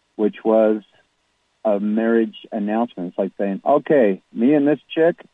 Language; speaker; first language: English; native; English